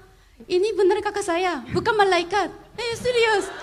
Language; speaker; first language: Indonesian; non-native, learner; Korean